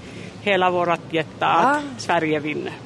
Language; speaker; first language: Swedish; non-native, fluent; Finnish